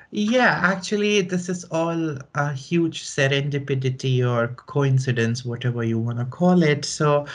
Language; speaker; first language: English; non-native, local second language; Hindi